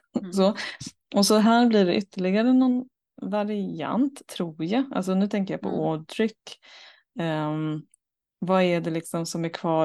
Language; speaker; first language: Swedish; native; Swedish